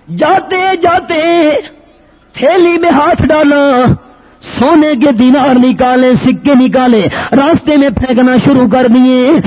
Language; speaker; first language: Urdu; non-native, local second language; Pashto